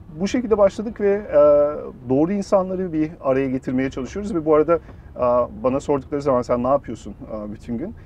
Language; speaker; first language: Turkish; early bilingual, heritage; Turkish